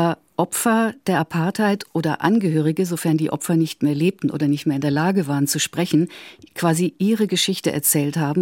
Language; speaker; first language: German; native; German